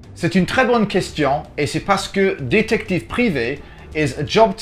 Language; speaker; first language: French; non-native, fluent; English